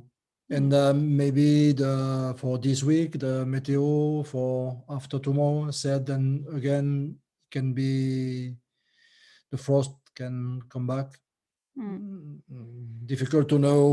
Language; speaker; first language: English; non-native, learner; French